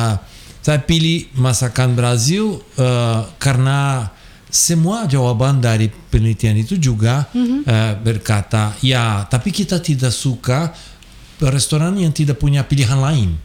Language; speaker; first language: Indonesian; non-native, fluent; Portuguese